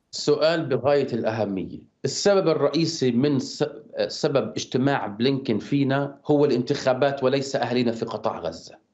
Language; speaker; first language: Arabic; native; Arabic